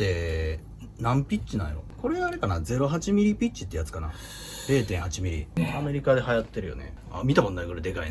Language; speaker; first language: Japanese; native; Japanese